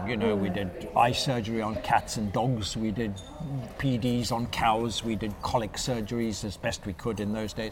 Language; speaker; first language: English; native; English